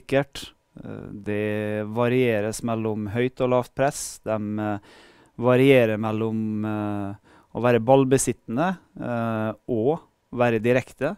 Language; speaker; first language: Norwegian; native; Norwegian